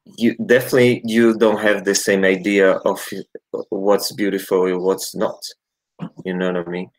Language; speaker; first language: English; non-native, learner; Portuguese